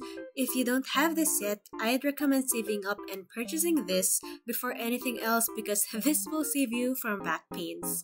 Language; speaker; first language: English; non-native, local second language; Filipino